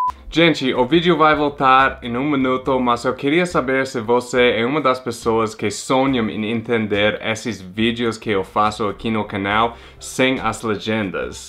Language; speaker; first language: Portuguese; non-native, fluent; English